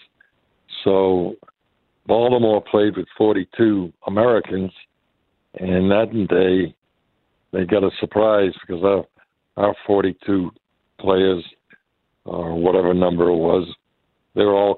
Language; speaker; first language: English; native; English